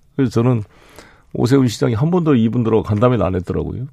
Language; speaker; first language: Korean; native; Korean